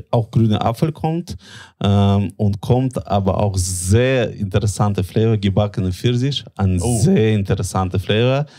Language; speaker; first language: German; non-native, fluent; Latvian